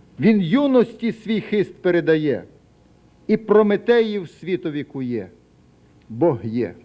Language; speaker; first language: Ukrainian; native; Ukrainian